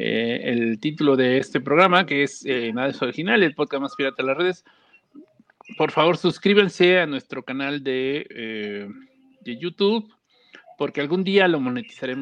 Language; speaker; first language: Spanish; native; Spanish